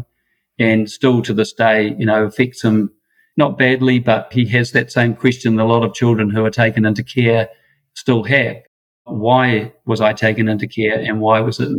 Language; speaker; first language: English; native; English